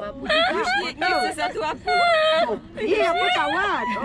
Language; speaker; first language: Indonesian; non-native, local second language; Balinese